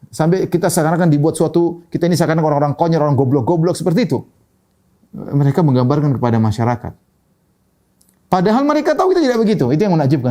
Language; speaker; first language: Indonesian; native; Indonesian